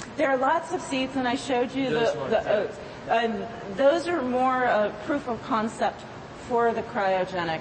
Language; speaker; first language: English; native; English